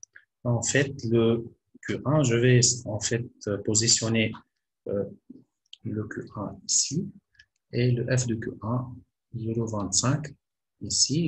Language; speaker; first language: French; non-native, local second language; Arabic